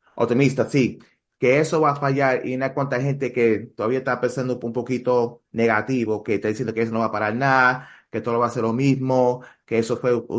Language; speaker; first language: Spanish; early bilingual, heritage; Spanish